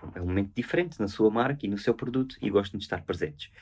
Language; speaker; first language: Portuguese; native; Portuguese